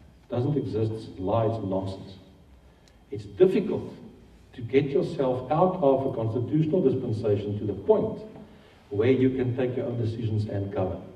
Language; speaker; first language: English; non-native, local second language; Afrikaans